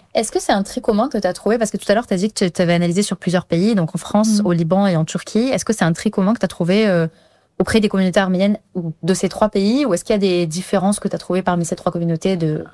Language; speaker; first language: French; early bilingual, other home language; Armenian